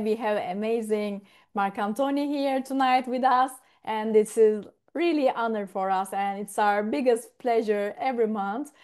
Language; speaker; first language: English; non-native, fluent; Turkish